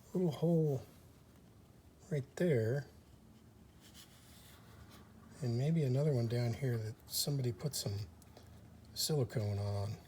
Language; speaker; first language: English; native; English